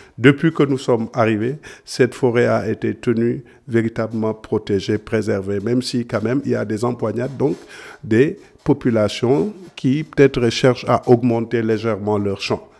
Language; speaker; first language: French; non-native, local second language; Serer